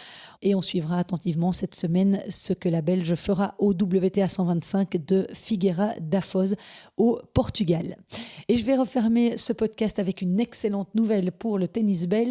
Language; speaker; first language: French; native; French